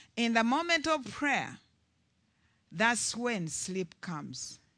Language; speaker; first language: English; non-native, local second language; Ganda